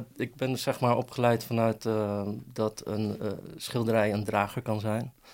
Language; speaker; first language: Dutch; early bilingual, other home language; Persian